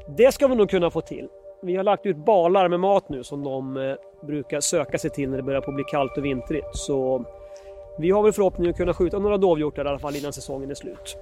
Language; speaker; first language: Swedish; native; Swedish